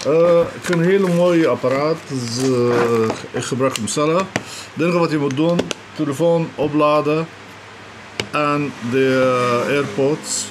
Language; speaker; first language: Dutch; non-native, fluent; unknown